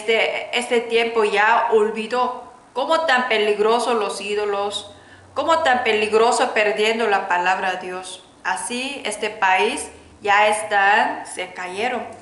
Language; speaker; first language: Spanish; non-native, learner; Korean